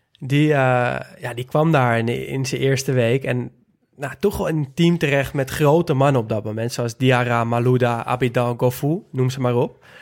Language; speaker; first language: Dutch; native; Dutch